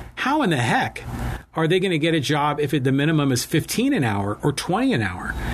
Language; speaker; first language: English; native; English